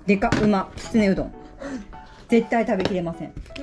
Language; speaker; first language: Japanese; native; Japanese